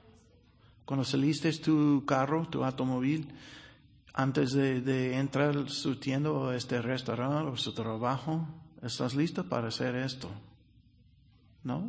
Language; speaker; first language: Spanish; non-native, learner; English